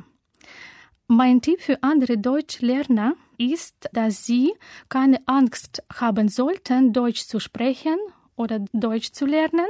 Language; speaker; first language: German; non-native, learner; Russian